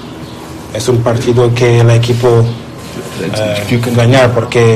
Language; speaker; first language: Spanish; non-native, learner; French